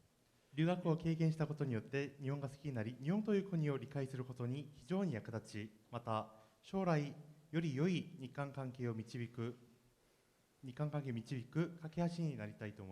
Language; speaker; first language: Japanese; non-native, fluent; Korean